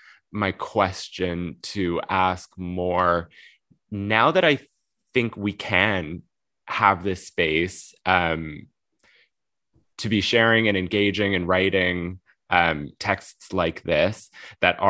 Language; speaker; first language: English; native; English